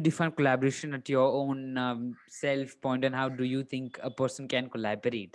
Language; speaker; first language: English; non-native, local second language; Hindi